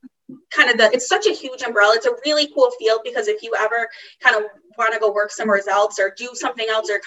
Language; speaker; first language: English; native; English